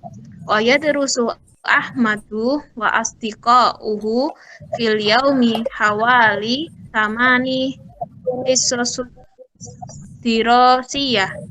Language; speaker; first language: Arabic; non-native, learner; Indonesian